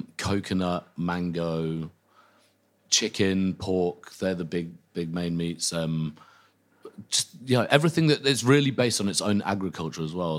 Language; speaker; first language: English; native; English